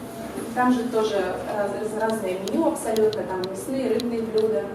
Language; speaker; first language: Russian; native; Russian